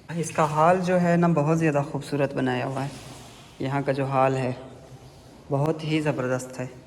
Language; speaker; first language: Urdu; non-native, local second language; Punjabi